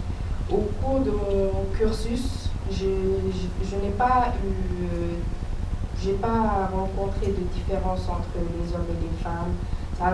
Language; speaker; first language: French; non-native, local second language; Wolof